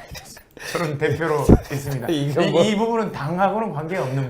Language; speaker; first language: Korean; native; Korean